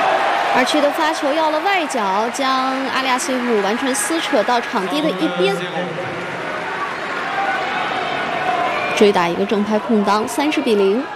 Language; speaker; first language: Chinese; native; Chinese